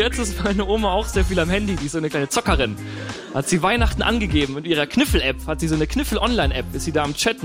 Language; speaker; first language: German; native; German